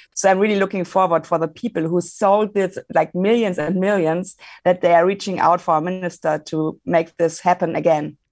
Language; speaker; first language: English; non-native, fluent; German